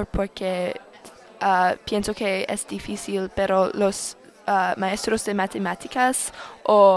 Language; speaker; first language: Spanish; non-native, learner; English